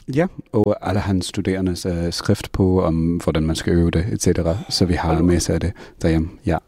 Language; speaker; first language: Danish; non-native, fluent; English